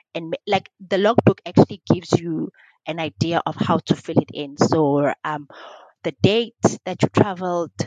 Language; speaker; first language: English; non-native, local second language; Xhosa